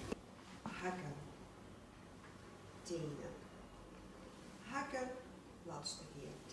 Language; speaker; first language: Dutch; non-native, fluent; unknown